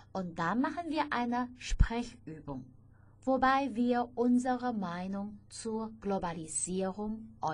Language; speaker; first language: German; non-native, fluent; Chinese